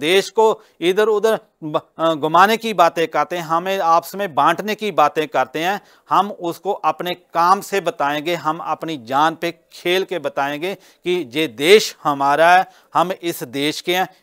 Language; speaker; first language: Hindi; non-native, local second language; Punjabi